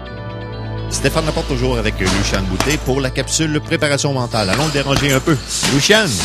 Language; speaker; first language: French; native; French